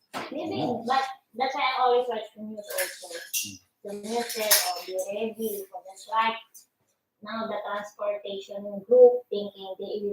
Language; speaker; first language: English; non-native, local second language; Filipino